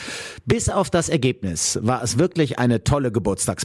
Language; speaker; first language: German; native; German